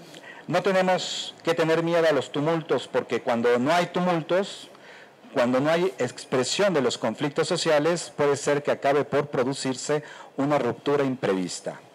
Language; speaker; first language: Spanish; native; Spanish